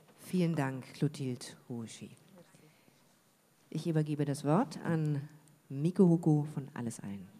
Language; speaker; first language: German; native; German